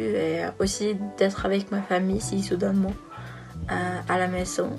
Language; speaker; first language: French; non-native, learner; Norwegian